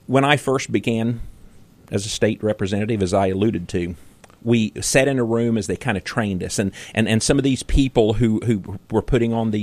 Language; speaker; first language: English; native; English